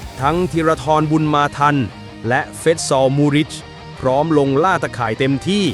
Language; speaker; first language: Thai; native; Thai